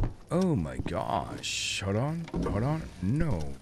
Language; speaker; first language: English; native; English